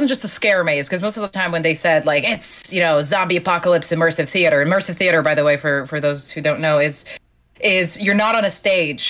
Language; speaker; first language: English; non-native, fluent; Slovenian